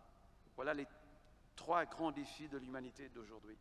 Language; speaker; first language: French; non-native, fluent; Kabuverdianu